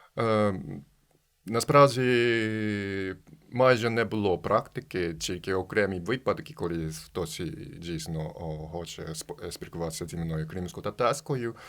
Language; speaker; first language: Ukrainian; non-native, fluent; Japanese